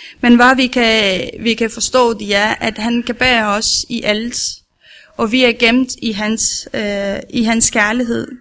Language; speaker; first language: Danish; non-native, learner; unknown